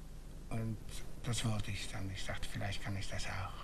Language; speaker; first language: German; non-native, fluent; Dutch